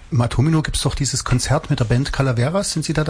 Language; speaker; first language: German; native; German